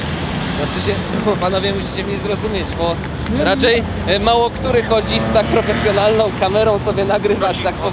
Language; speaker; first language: Polish; native; Polish